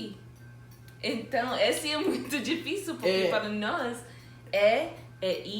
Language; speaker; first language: Portuguese; non-native, fluent; English